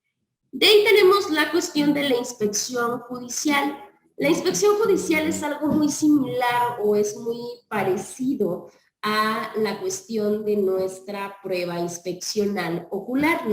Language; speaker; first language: Spanish; native; Spanish